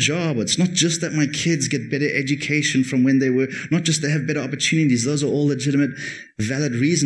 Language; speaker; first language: English; native; English